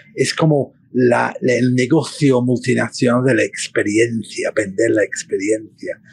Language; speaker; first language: Spanish; non-native, fluent; English